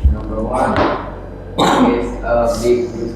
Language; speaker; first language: English; non-native, learner; Indonesian